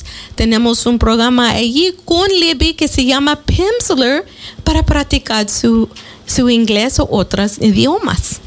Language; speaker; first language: Spanish; early bilingual, heritage; Spanish